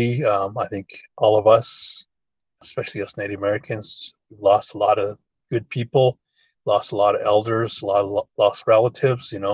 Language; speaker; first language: English; early bilingual, other home language; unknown